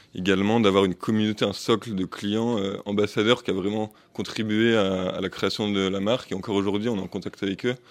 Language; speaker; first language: French; native; French